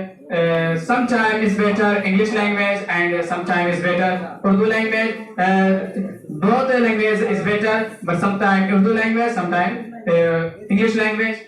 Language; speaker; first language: English; non-native, learner; Urdu